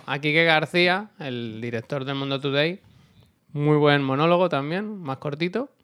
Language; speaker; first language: Spanish; native; Spanish